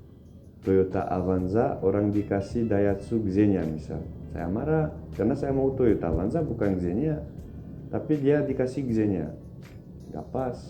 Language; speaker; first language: Indonesian; non-native, fluent; Turkish